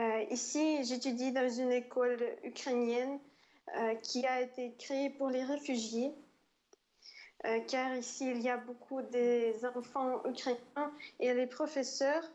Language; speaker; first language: French; non-native, fluent; Ukrainian